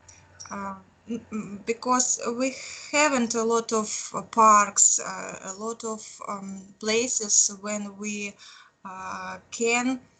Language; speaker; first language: English; non-native, learner; Russian